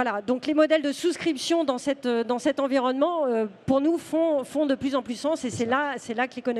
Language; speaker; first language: French; native; French